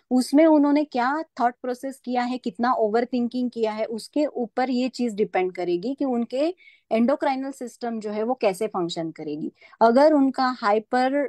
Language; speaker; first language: Hindi; non-native, local second language; Marathi